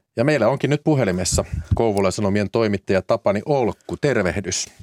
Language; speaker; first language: Finnish; native; Finnish